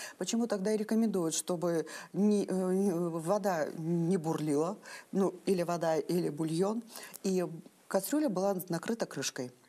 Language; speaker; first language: Russian; native; Russian